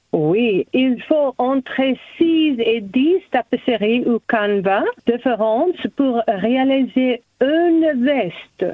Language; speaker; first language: French; non-native, learner; German